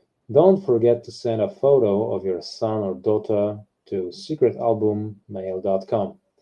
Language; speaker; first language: English; non-native, fluent; Polish